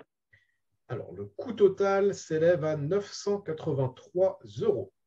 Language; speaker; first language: French; native; French